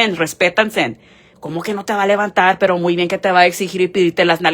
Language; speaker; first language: Spanish; early bilingual, heritage; Spanish